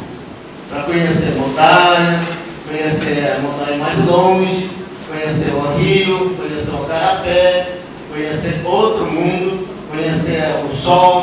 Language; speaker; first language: Portuguese; non-native, local second language; Yanomámi